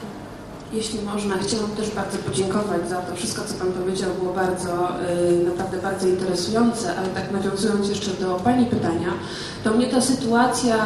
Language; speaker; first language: Polish; native; Polish